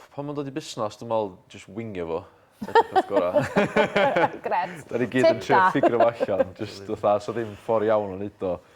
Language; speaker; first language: Welsh; native; Welsh